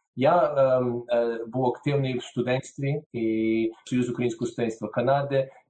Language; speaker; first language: Ukrainian; early bilingual, heritage; Ukrainian